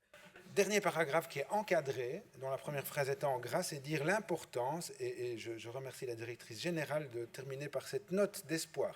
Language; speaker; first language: French; native; French